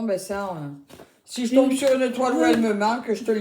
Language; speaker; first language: French; native; French